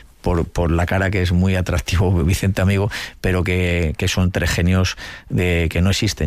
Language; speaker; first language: Spanish; native; Spanish